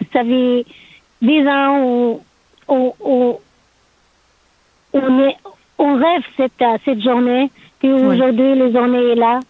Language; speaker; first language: French; non-native, learner; Arabic